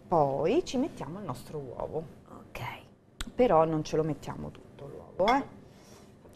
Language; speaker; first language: Italian; native; Italian